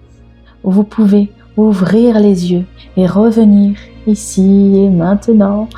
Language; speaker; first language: French; native; French